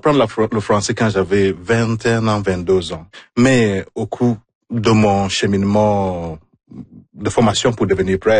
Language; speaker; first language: French; non-native, fluent; Igbo